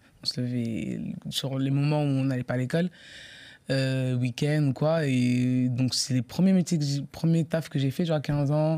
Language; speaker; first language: French; native; French